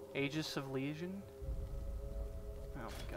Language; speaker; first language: English; native; English